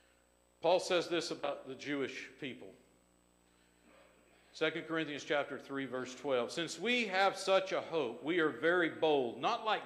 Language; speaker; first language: English; native; English